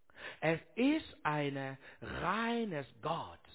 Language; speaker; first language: German; non-native, learner; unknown